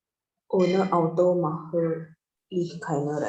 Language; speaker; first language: German; non-native, learner; Indonesian